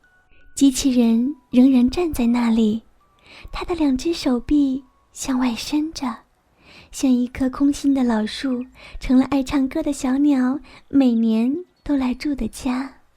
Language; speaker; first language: Chinese; native; Chinese